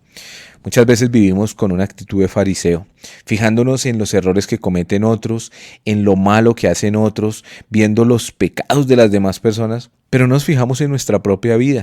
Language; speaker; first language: Spanish; native; Spanish